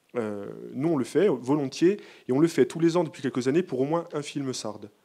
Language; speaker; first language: French; native; French